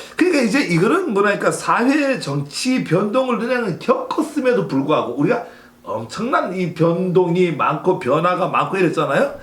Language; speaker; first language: Korean; native; Korean